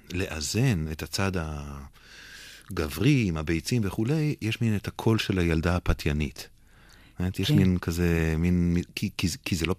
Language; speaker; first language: Hebrew; native; Hebrew